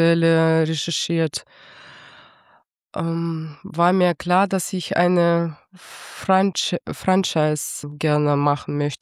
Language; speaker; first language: German; non-native, fluent; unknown